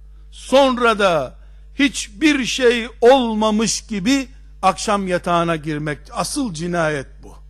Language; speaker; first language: Turkish; native; Turkish